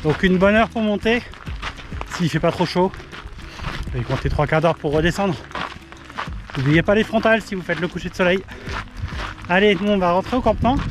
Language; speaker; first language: French; native; French